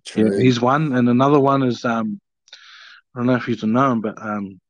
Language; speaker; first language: English; native; English